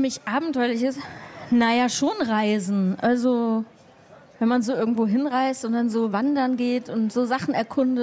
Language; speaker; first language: German; native; German